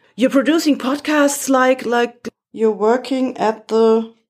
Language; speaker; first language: English; non-native, fluent; German